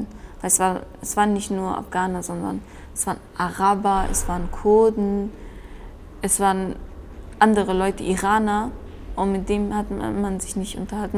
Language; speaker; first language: German; early bilingual, other home language; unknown